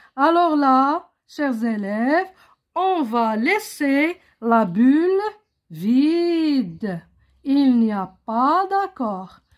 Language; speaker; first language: French; non-native, local second language; Arabic